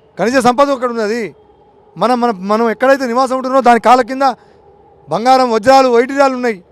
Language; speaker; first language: Telugu; non-native, local second language; Lambadi